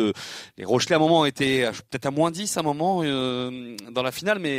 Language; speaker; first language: French; native; French